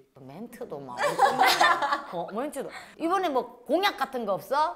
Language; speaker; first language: Korean; native; Korean